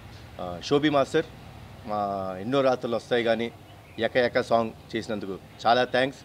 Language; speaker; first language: Telugu; native; Telugu